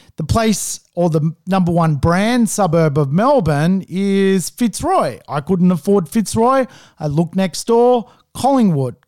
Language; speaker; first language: English; native; English